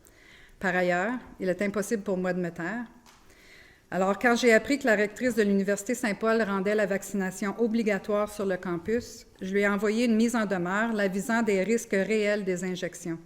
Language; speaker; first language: French; native; French